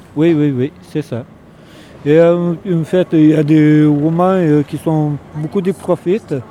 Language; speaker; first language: French; non-native, learner; Romanian